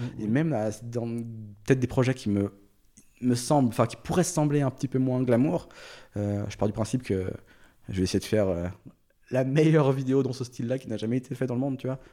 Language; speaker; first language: French; early bilingual, other home language; Portuguese